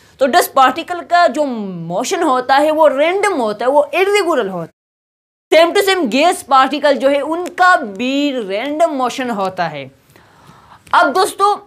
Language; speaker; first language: Urdu; non-native, local second language; Pashto